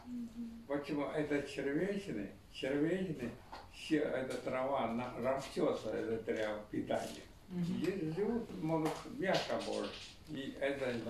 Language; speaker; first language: Russian; non-native, learner; Chinese